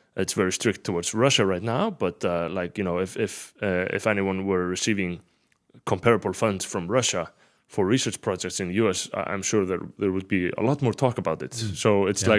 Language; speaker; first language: English; non-native, fluent; Icelandic